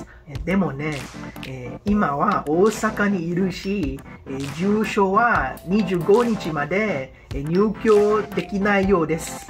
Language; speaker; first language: Japanese; non-native, fluent; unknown